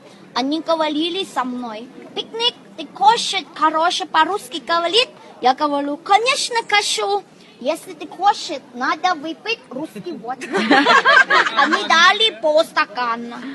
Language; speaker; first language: Russian; non-native, learner; Thai